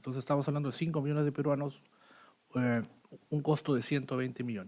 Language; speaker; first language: Spanish; native; Spanish